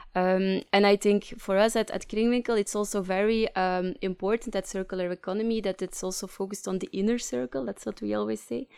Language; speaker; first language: English; non-native, fluent; Dutch